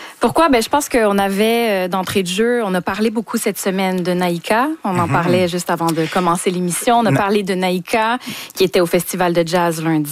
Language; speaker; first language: French; native; French